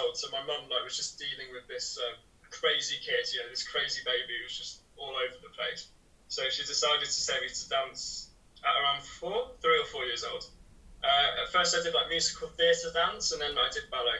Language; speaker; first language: English; native; English